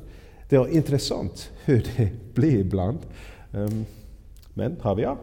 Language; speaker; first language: Swedish; non-native, fluent; English